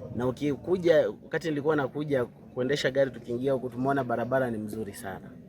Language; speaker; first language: Swahili; non-native, local second language; Luyia